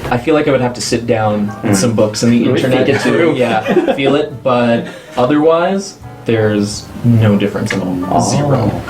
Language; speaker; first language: English; native; English